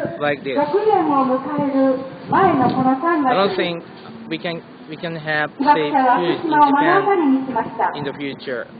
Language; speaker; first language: English; non-native, learner; Japanese